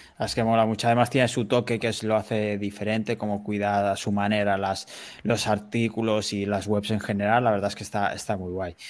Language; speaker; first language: Spanish; native; Spanish